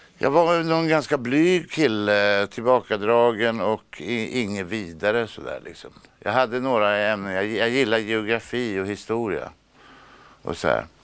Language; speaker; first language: Swedish; native; Swedish